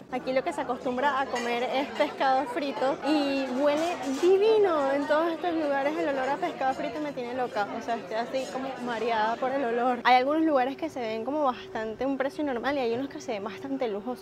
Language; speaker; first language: Spanish; native; Spanish